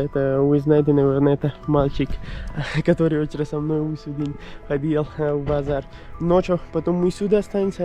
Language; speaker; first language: Russian; non-native, learner; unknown